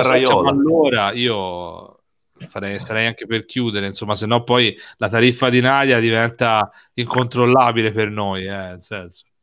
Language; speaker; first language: Italian; native; Italian